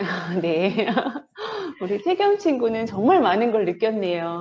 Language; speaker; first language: Korean; native; Korean